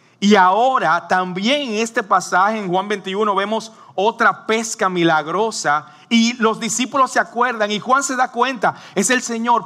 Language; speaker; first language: Spanish; native; Spanish